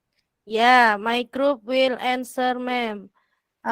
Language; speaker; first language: English; non-native, learner; Indonesian